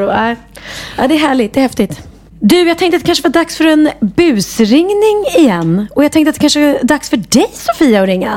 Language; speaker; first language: Swedish; native; Swedish